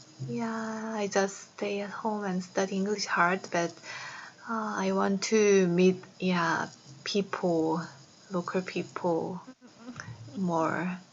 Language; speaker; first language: English; non-native, fluent; Korean